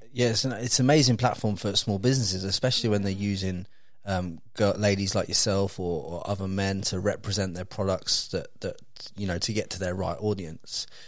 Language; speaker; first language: English; native; English